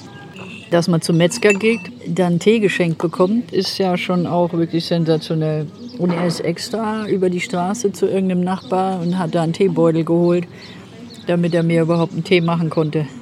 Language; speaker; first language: German; native; German